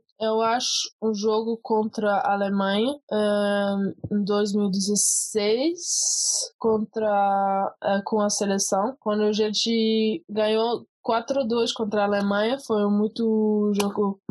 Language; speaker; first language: Portuguese; early bilingual, heritage; Portuguese